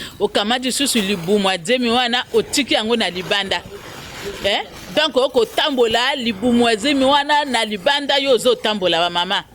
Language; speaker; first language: Lingala; native; Lingala